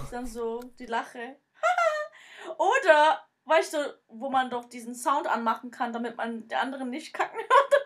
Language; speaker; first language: German; early bilingual, other home language; Turkish